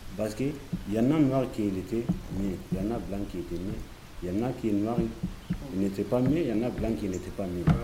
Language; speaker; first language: French; non-native, learner; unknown